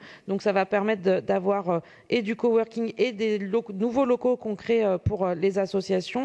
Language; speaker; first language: French; native; French